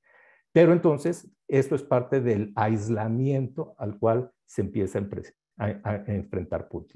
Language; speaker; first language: Spanish; native; Spanish